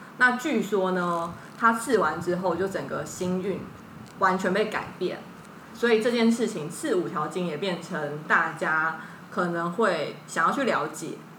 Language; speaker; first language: Chinese; native; Chinese